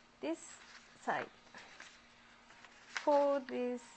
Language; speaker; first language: English; non-native, learner; Japanese